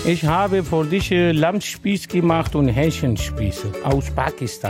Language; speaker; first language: German; non-native, learner; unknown